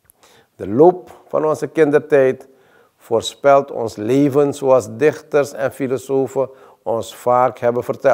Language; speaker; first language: Dutch; native; Dutch